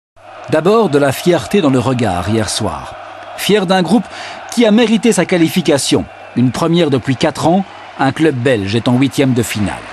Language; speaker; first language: French; native; French